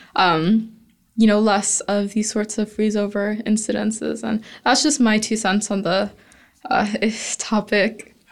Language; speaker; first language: English; native; English